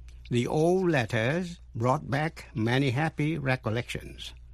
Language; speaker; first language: English; non-native, fluent; Vietnamese